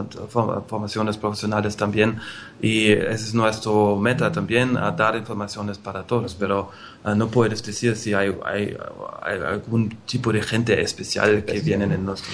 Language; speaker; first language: Spanish; non-native, fluent; German